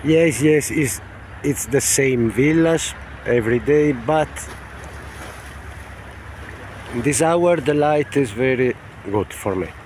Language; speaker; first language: English; non-native, learner; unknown